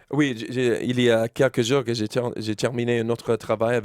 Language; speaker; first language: French; non-native, fluent; English